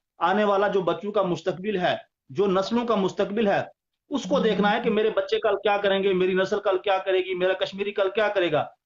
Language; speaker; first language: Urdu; non-native, local second language; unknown